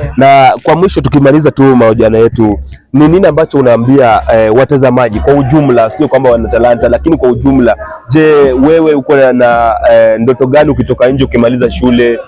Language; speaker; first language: Swahili; non-native, local second language; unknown